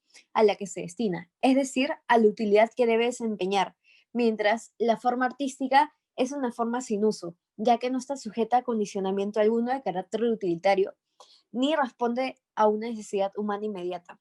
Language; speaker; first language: Spanish; native; Spanish